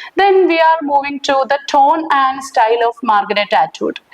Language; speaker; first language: English; non-native, local second language; Malayalam